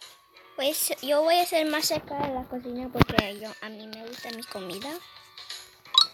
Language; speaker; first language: Spanish; early bilingual, heritage; Spanish